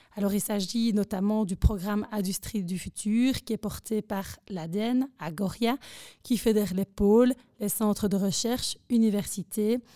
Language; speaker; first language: French; native; French